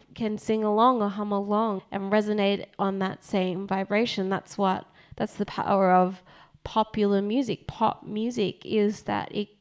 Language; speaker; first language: English; early bilingual, other home language; Japanese